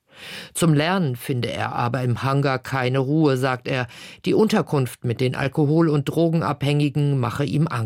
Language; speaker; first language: German; native; German